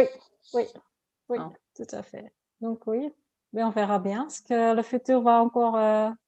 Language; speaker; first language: French; non-native, learner; Dutch